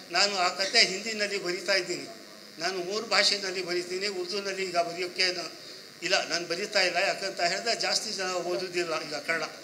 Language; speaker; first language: Kannada; non-native, local second language; Urdu